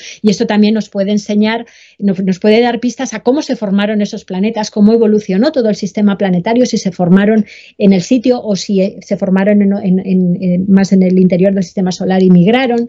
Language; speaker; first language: Spanish; native; Spanish